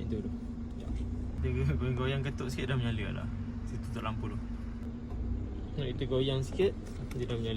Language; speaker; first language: Malay; native; Malay